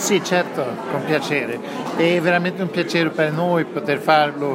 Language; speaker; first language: Italian; non-native, fluent; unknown